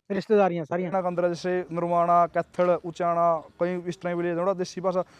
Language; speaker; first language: Punjabi; non-native, local second language; Haryanvi